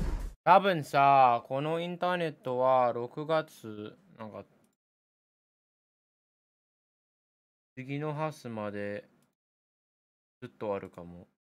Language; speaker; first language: Japanese; early bilingual, heritage; Japanese